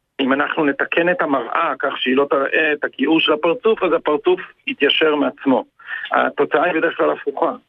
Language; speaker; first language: Hebrew; native; Hebrew